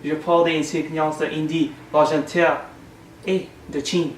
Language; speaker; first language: French; non-native, learner; English